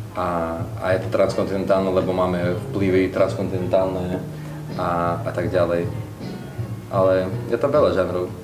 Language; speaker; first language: Slovak; non-native, fluent; Russian